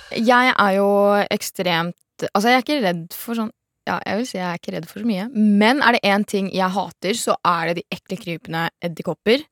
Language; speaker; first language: Norwegian; native; Norwegian